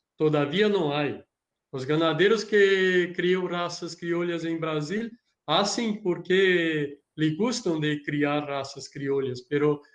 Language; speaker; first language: Spanish; non-native, learner; Portuguese